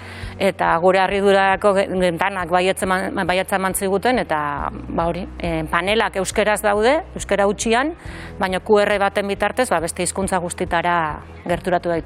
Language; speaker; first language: Basque; native; Basque